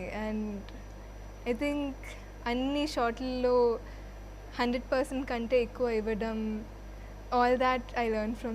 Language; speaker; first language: Telugu; non-native, fluent; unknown